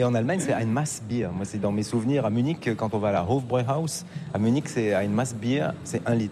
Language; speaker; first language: French; native; French